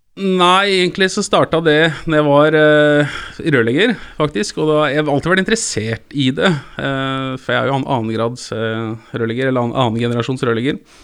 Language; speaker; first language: Norwegian; native; Norwegian